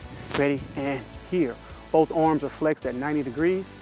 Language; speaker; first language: English; native; English